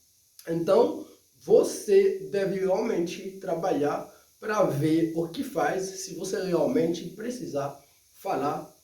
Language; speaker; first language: Portuguese; non-native, fluent; Haitian Creole